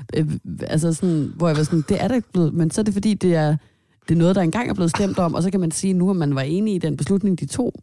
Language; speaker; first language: Danish; native; Danish